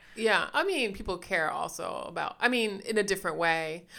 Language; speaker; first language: English; non-native, local second language; German